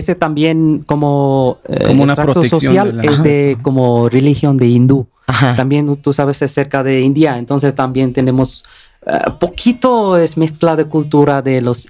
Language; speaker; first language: Spanish; non-native, learner; Bangla